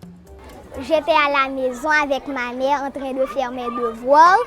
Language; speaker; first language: French; non-native, local second language; Haitian Creole